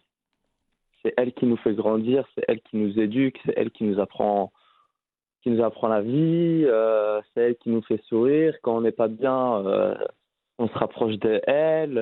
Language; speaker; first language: French; early bilingual, other home language; Arabic